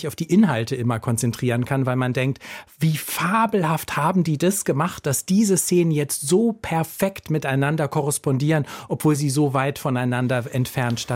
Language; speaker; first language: German; native; German